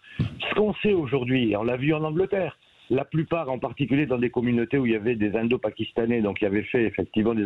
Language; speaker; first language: French; native; French